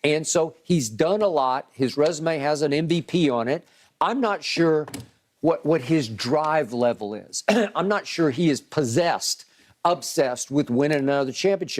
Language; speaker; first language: English; native; English